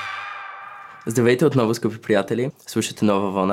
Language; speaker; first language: Bulgarian; native; Bulgarian